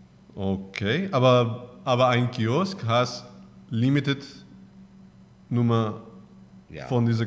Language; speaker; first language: German; non-native, learner; Spanish